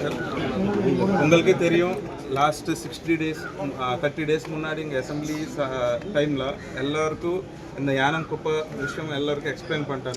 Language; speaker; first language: Tamil; non-native, local second language; Telugu